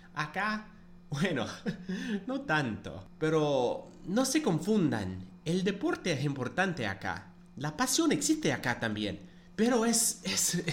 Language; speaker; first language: Spanish; non-native, fluent; English